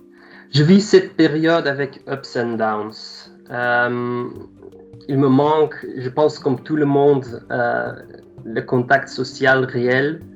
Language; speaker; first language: French; non-native, local second language; Dutch